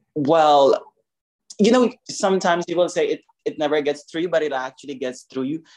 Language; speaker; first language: English; non-native, local second language; Filipino